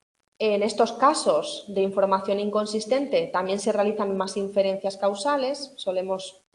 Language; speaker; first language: Spanish; native; Spanish